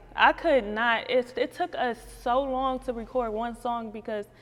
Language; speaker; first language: English; native; English